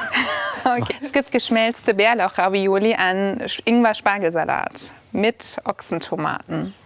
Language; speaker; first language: German; native; German